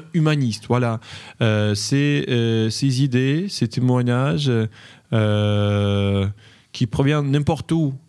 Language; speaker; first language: French; non-native, fluent; Ukrainian